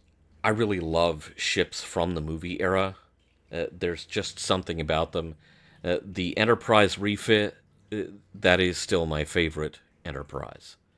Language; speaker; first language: English; native; English